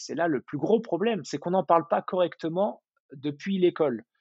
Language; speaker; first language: French; native; French